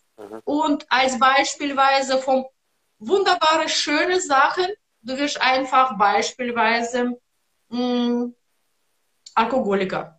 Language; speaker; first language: German; non-native, learner; Russian